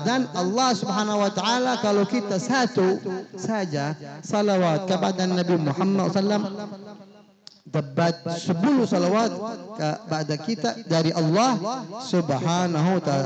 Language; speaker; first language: Indonesian; non-native, fluent; Arabic